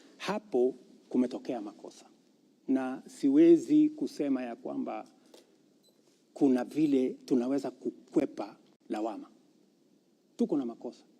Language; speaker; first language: Swahili; non-native, local second language; Kalenjin